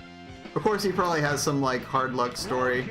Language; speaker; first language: English; native; English